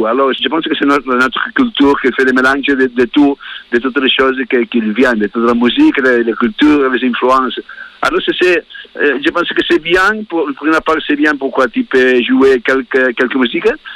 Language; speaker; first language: French; non-native, learner; Spanish